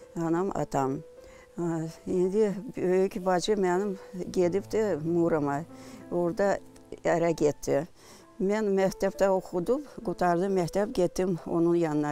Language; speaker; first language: Azerbaijani; non-native, fluent; Russian